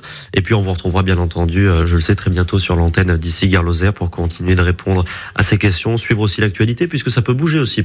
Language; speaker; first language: French; native; French